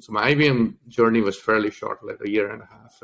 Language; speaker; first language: English; non-native, local second language; Tamil